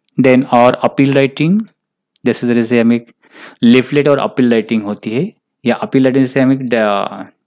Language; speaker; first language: Hindi; non-native, local second language; Marathi